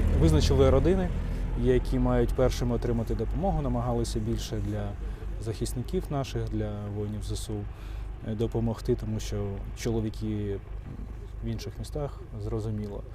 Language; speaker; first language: Ukrainian; native; Ukrainian